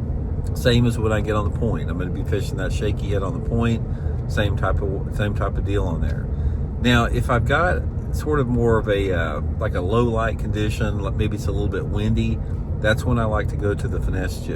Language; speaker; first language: English; native; English